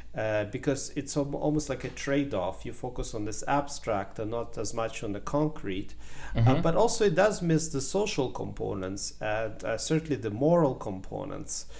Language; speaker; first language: English; non-native, fluent; Ukrainian